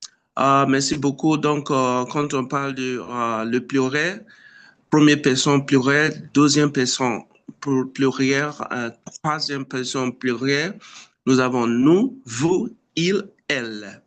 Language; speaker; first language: French; non-native, fluent; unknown